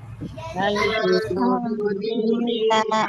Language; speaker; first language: Arabic; non-native, learner; Indonesian